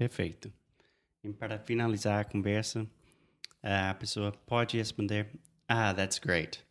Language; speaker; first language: Portuguese; non-native, fluent; English